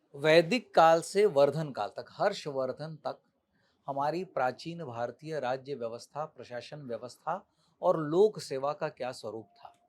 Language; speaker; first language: Hindi; native; Hindi